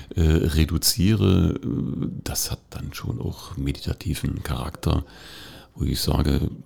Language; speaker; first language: German; native; German